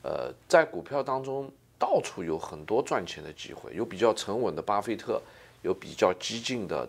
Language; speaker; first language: Chinese; native; Chinese